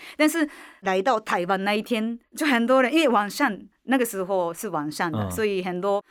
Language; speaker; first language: Chinese; non-native, fluent; Japanese